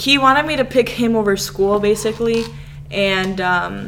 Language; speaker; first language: English; early bilingual, other home language; Serbian